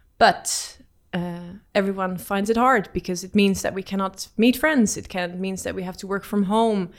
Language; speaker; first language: English; non-native, fluent; Dutch